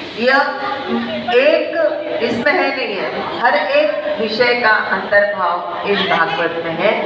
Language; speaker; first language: Hindi; non-native, local second language; Marathi